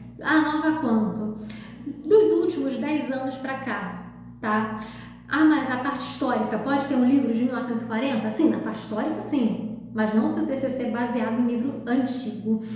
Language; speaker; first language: Portuguese; native; Portuguese